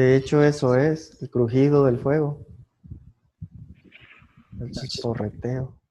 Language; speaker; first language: Spanish; native; Spanish